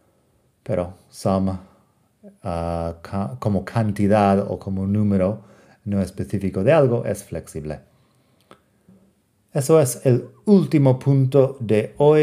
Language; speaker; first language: Spanish; non-native, fluent; English